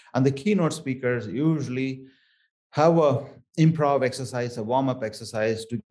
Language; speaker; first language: English; non-native, local second language; Tamil